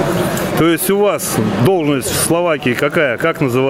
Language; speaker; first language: Russian; native; Russian